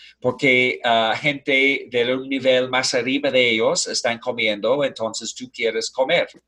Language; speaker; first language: Spanish; non-native, fluent; English